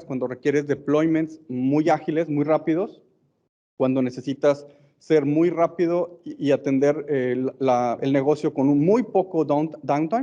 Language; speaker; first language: Spanish; native; Spanish